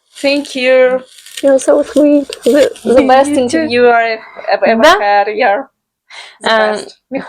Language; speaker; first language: English; non-native, fluent; Russian